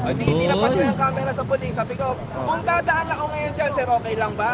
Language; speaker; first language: Filipino; native; Filipino